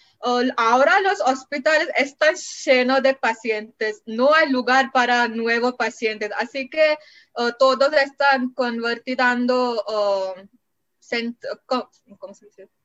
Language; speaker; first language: Spanish; non-native, learner; Marathi